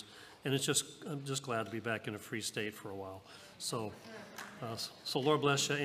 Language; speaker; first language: English; native; English